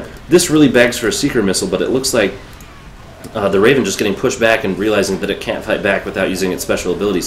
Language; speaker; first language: English; native; English